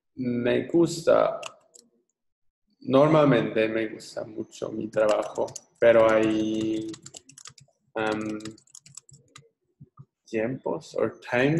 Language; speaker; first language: Spanish; non-native, learner; English